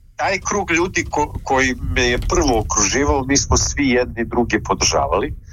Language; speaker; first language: Serbian; native; Serbian